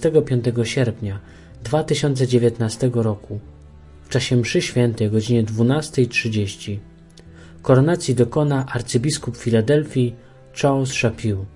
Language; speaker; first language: Polish; native; Polish